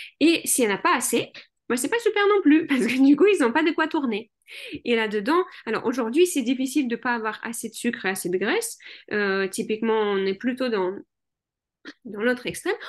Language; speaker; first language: French; early bilingual, other home language; Russian